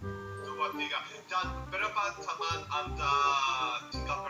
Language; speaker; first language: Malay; non-native, learner; English